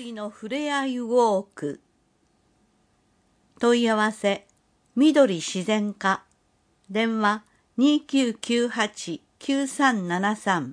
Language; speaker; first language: Japanese; native; Japanese